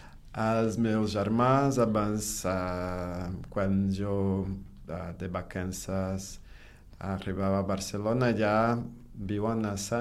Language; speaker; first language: Catalan; non-native, learner; Portuguese